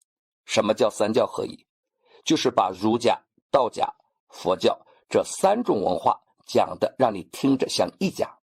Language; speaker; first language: Chinese; native; Chinese